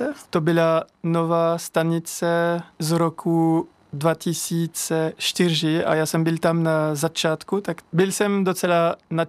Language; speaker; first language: Czech; non-native, learner; French